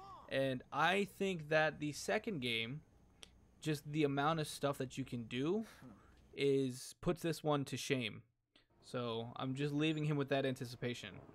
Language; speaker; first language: English; native; English